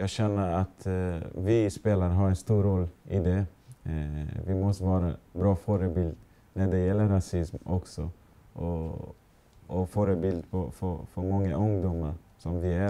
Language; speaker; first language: Swedish; non-native, fluent; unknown